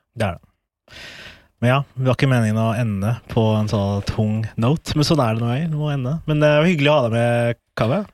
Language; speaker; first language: Norwegian; early bilingual, other home language; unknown